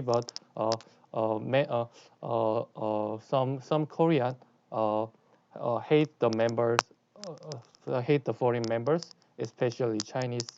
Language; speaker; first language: English; non-native, learner; Korean